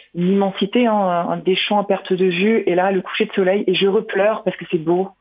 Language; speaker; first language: French; native; French